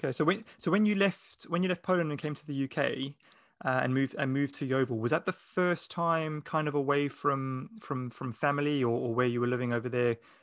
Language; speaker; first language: English; native; English